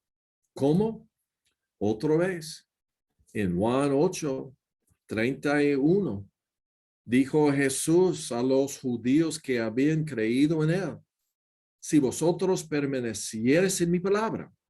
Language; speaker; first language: Spanish; non-native, learner; English